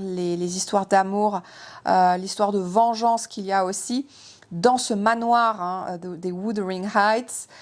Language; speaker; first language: French; native; French